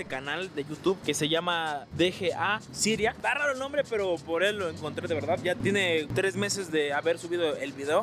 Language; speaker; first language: Spanish; native; Spanish